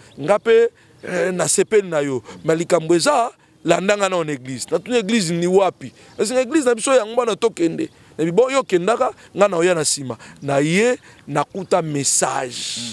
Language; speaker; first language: Lingala; native; Lingala